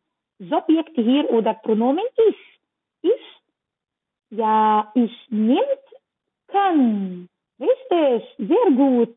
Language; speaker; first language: German; non-native, learner; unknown